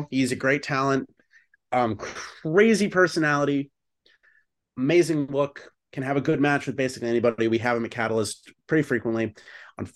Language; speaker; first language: English; native; English